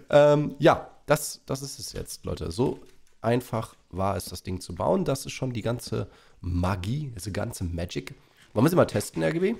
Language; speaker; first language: German; native; German